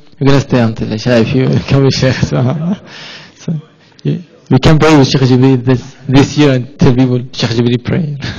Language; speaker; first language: English; non-native, learner; Arabic